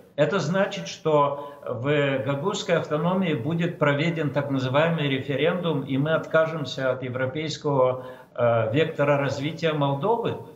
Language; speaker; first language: Russian; non-native, local second language; Romanian